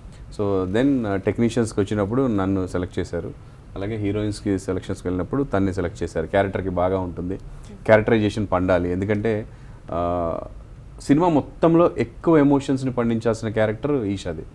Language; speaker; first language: Telugu; native; Telugu